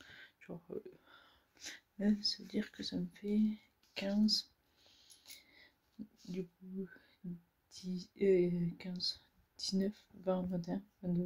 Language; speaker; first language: French; native; French